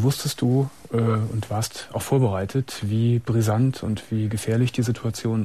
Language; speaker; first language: German; native; German